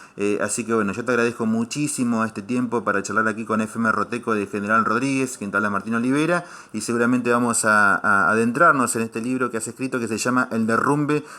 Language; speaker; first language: Spanish; native; Spanish